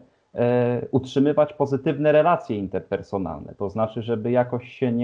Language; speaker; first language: Polish; native; Polish